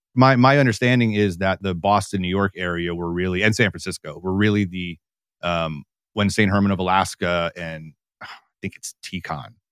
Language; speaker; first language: English; native; English